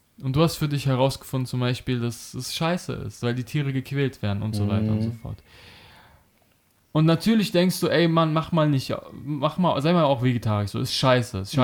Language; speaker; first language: German; native; German